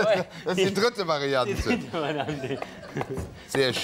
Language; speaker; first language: German; native; German